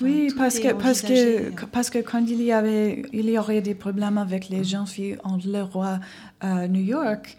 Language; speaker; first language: French; non-native, learner; English